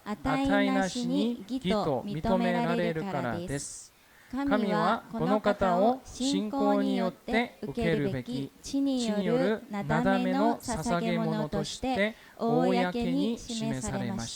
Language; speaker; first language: Japanese; non-native, fluent; Korean